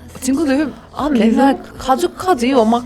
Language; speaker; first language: Korean; non-native, fluent; Portuguese